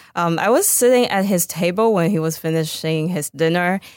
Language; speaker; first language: English; non-native, fluent; Chinese